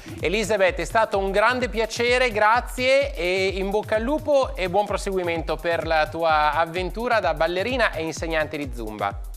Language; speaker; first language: Italian; native; Italian